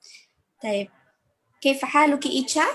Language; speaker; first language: Arabic; non-native, fluent; Indonesian